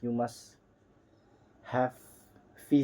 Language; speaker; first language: English; non-native, learner; Indonesian